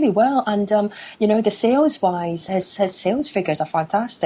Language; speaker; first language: English; native; English